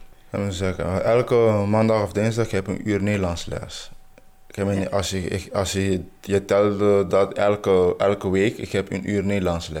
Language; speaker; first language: Dutch; non-native, local second language; Papiamento